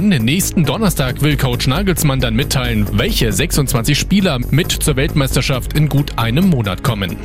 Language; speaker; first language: German; native; German